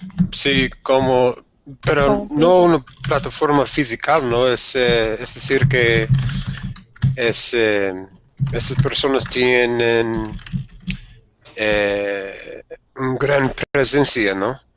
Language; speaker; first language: Spanish; non-native, learner; English